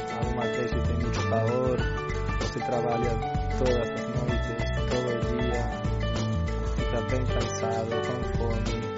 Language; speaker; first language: Portuguese; non-native, learner; Spanish